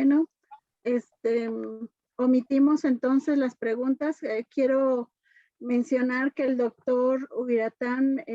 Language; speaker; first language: Spanish; native; Spanish